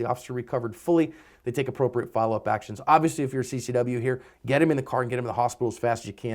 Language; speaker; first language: English; native; English